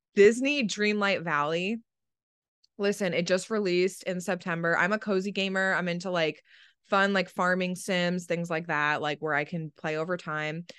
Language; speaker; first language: English; native; English